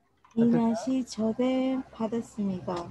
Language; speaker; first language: Korean; non-native, learner; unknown